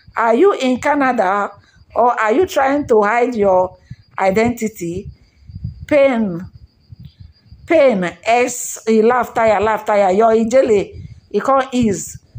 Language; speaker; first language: Nigerian Pidgin; non-native, local second language; Igbo